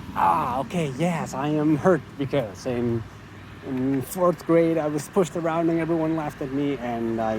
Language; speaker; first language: English; non-native, fluent; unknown